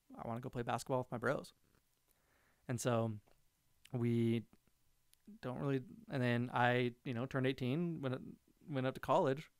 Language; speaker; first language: English; native; English